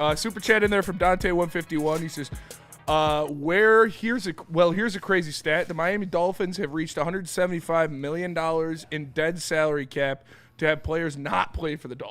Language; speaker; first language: English; native; English